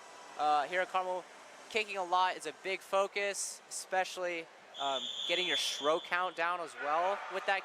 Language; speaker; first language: English; native; English